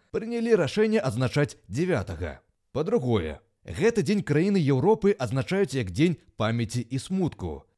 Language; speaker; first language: Belarusian; native; Belarusian